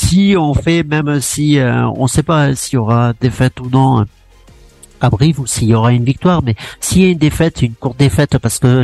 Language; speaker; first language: French; native; French